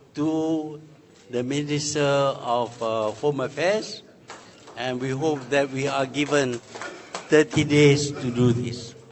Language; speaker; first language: English; non-native, local second language; Malay